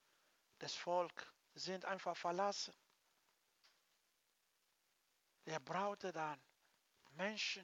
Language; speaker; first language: German; non-native, learner; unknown